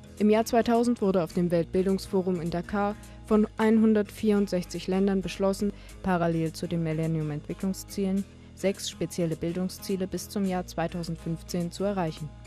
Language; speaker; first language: German; native; German